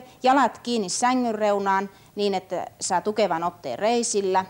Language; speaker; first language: Finnish; native; Finnish